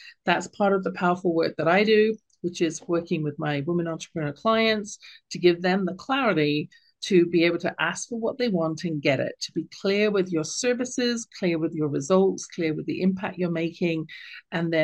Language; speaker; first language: English; native; English